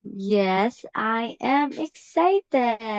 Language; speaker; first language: English; non-native, learner; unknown